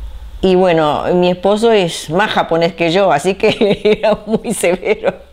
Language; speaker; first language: Spanish; early bilingual, other home language; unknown